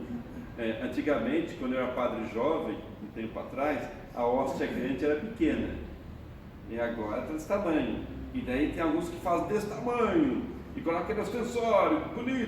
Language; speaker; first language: Portuguese; native; Portuguese